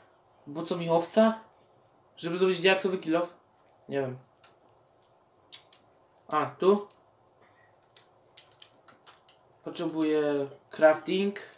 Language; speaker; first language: Polish; native; Polish